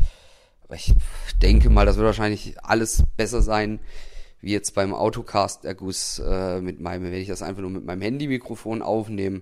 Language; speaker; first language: German; native; German